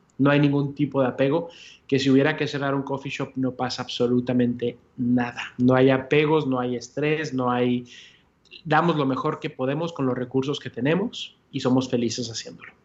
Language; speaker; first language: Spanish; early bilingual, heritage; Spanish